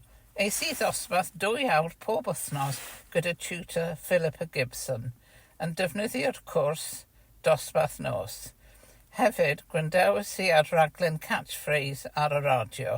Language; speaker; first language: Welsh; non-native, fluent; English